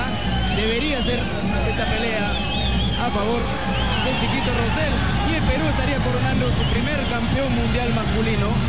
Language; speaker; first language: Spanish; native; Spanish